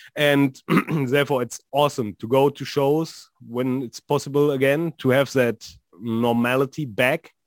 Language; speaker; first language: English; non-native, fluent; German